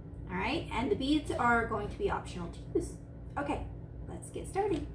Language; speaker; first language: English; native; English